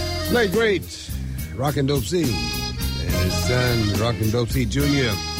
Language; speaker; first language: English; early bilingual, other home language; French